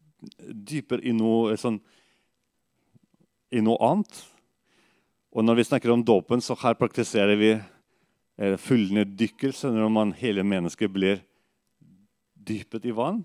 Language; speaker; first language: Norwegian; non-native, fluent; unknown